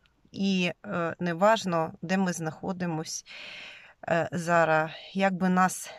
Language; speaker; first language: Ukrainian; non-native, local second language; Russian